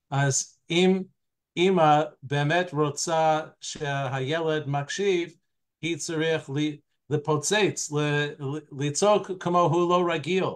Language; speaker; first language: Hebrew; non-native, fluent; English